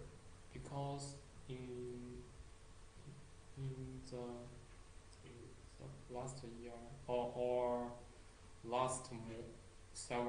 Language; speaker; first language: English; non-native, learner; Chinese